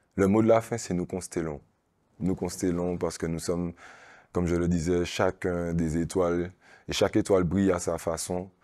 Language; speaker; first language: French; native; French